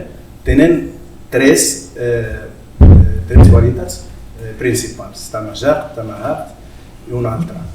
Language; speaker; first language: Catalan; non-native, fluent; Berber languages